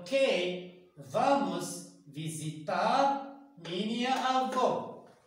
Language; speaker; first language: Portuguese; non-native, learner; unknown